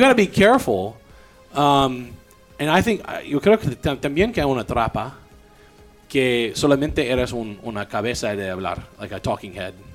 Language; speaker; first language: Spanish; non-native, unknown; English